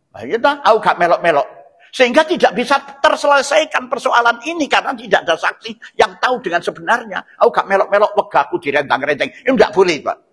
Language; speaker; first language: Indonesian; non-native, local second language; Javanese